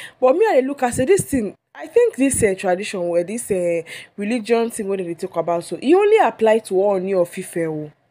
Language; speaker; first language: Nigerian Pidgin; non-native, local second language; Yoruba